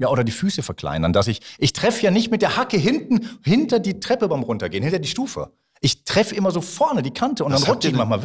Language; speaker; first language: German; native; German